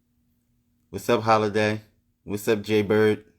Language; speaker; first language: English; native; English